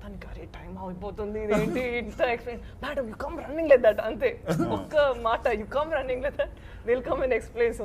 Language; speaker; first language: Telugu; non-native, fluent; Tamil